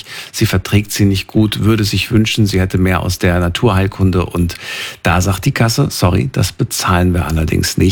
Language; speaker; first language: German; native; German